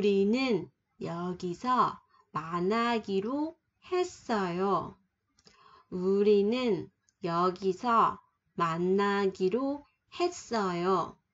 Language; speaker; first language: Korean; non-native, fluent; Vietnamese